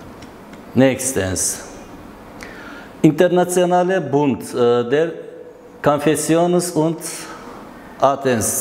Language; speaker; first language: German; non-native, learner; Uzbek